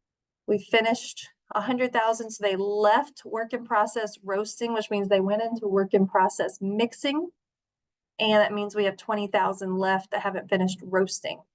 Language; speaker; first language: English; native; English